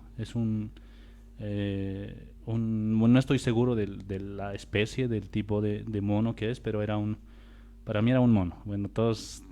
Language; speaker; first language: Spanish; native; Spanish